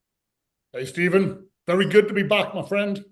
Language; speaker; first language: English; native; English